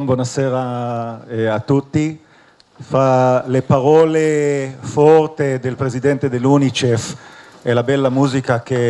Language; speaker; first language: Italian; non-native, fluent; Hebrew